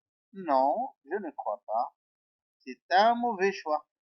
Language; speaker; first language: French; non-native, local second language; Arabic